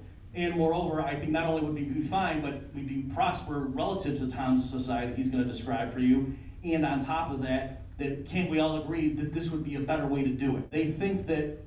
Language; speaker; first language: English; native; English